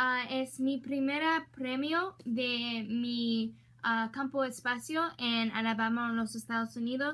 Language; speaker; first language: Spanish; non-native, learner; English